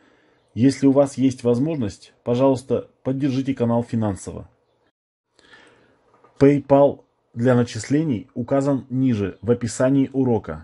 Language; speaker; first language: Russian; native; Russian